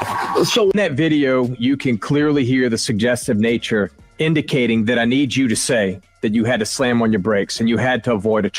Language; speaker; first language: English; native; English